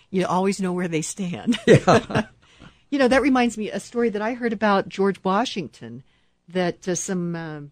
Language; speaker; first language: English; native; English